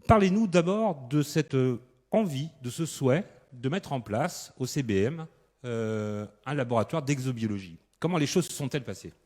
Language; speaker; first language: French; native; French